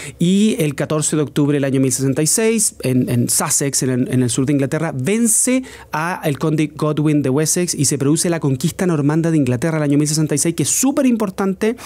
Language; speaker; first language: Spanish; native; Spanish